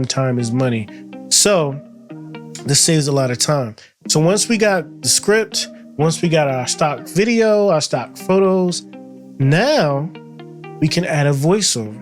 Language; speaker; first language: English; native; English